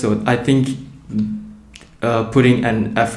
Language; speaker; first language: English; non-native, local second language; Tibetan